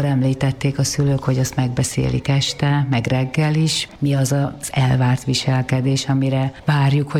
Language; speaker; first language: Hungarian; native; Hungarian